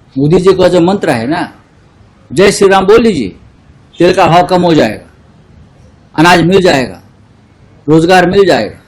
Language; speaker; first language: Hindi; non-native, local second language; Marathi